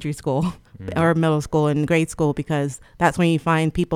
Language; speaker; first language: English; native; English